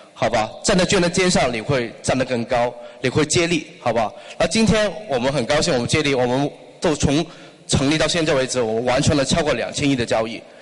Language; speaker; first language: Chinese; non-native, local second language; Cantonese